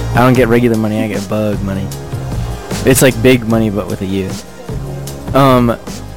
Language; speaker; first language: English; native; English